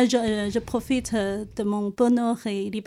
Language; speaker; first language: French; non-native, learner; Chinese